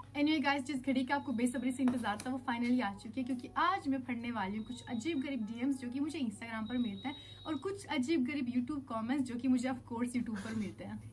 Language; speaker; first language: Hindi; early bilingual, heritage; Hindi